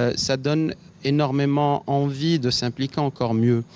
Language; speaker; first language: French; non-native, local second language; Arabic